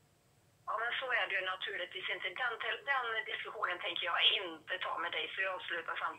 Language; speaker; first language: Swedish; native; Swedish